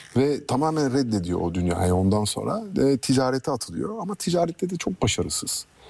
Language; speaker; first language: Turkish; early bilingual, heritage; Turkish